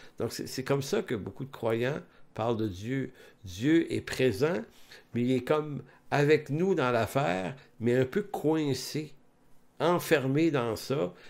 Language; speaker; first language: French; native; French